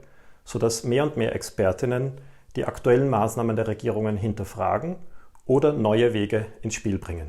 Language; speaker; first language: German; native; German